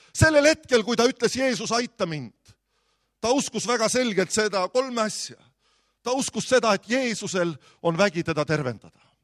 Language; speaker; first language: Estonian; native; Estonian